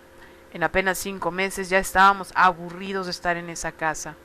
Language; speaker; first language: Spanish; native; Spanish